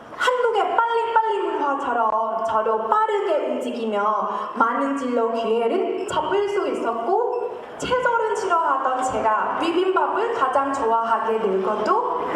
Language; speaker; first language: Korean; non-native, fluent; Thai